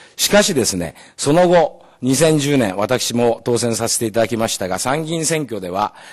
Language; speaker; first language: Japanese; native; Japanese